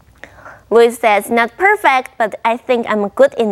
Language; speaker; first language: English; non-native, fluent; Chinese